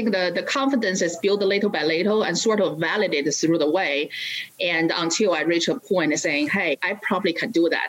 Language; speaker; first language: English; non-native, fluent; Chinese